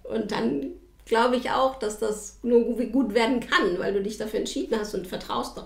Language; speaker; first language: German; native; German